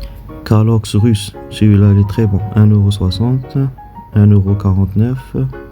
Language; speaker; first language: French; non-native, local second language; Arabic